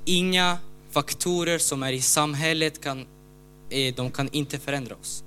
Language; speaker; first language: Swedish; non-native, learner; Ukrainian